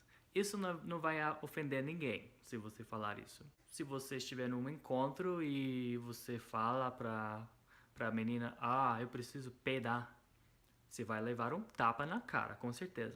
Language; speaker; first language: Portuguese; non-native, fluent; English